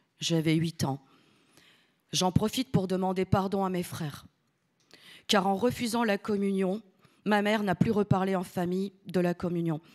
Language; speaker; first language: French; early bilingual, other home language; Italian